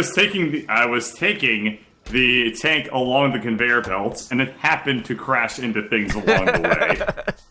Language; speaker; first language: English; native; English